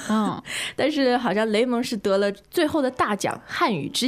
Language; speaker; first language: Chinese; native; Chinese